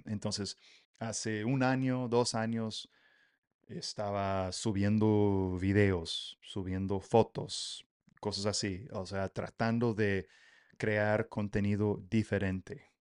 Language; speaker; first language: Spanish; non-native, fluent; English